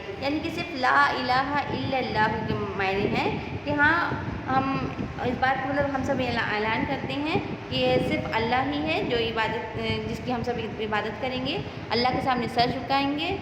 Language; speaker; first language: Urdu; native; Urdu